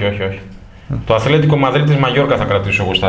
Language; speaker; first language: Greek; native; Greek